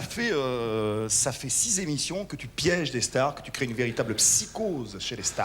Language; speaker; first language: French; native; French